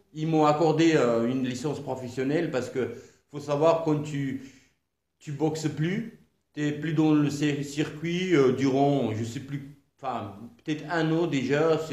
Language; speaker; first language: French; non-native, fluent; Georgian